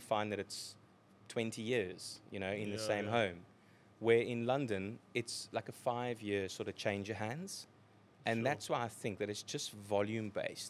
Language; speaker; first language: English; native; English